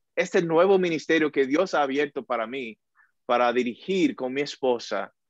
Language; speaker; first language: Spanish; early bilingual, heritage; Spanish